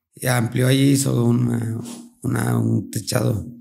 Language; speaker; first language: Spanish; native; Spanish